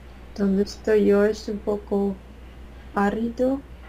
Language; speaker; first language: Spanish; non-native, fluent; Latvian